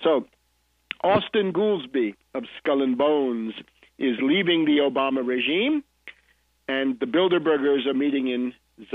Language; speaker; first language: English; native; English